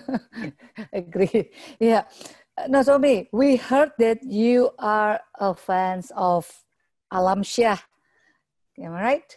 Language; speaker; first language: English; non-native, learner; Indonesian